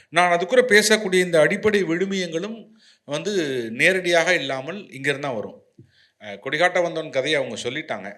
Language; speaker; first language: Tamil; non-native, local second language; Malayalam